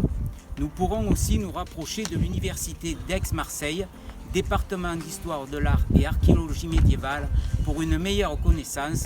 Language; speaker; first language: French; native; French